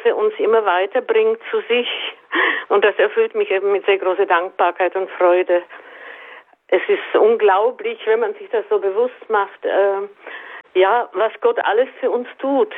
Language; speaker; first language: German; native; German